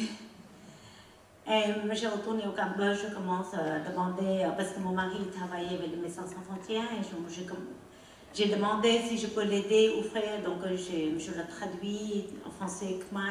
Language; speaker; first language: French; non-native, learner; Khmer